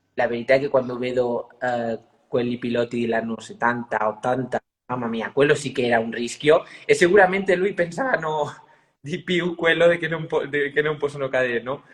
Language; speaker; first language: Italian; non-native, fluent; Spanish